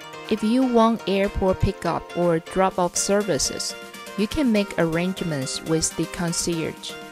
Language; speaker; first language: English; non-native, fluent; Chinese